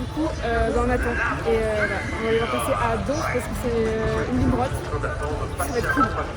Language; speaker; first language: French; native; French